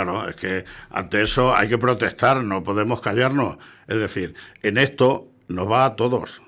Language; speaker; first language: Spanish; native; Spanish